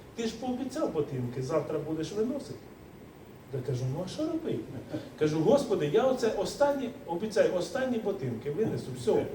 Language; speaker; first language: Ukrainian; native; Ukrainian